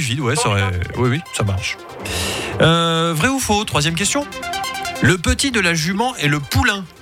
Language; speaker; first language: French; native; French